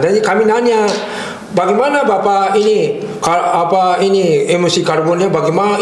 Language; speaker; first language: Indonesian; non-native, fluent; Japanese